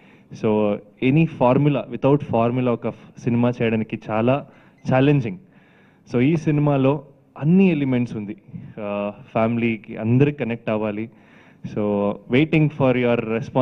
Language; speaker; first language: Telugu; non-native, learner; Kannada